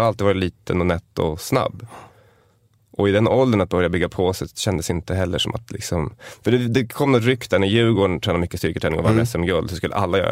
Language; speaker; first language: Swedish; native; Swedish